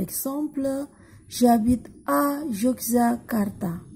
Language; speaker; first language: French; non-native, learner; Indonesian